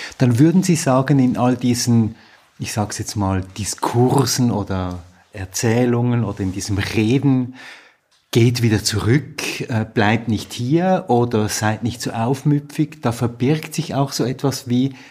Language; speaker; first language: German; native; German